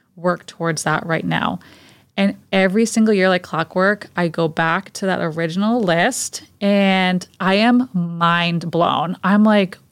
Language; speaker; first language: English; native; English